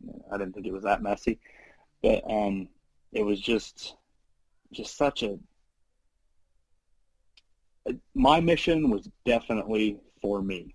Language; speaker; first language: English; native; English